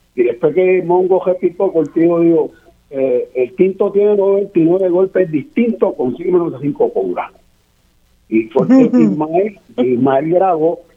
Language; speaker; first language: Spanish; native; Spanish